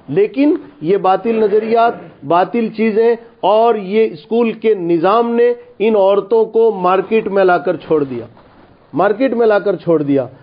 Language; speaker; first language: Urdu; non-native, local second language; Gujarati